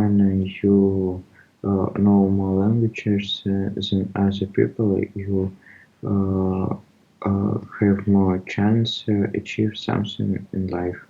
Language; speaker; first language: English; non-native, learner; Russian